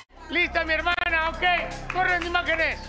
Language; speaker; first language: Spanish; native; Spanish